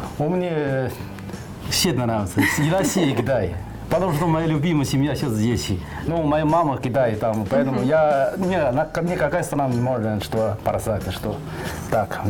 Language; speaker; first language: Russian; non-native, learner; Chinese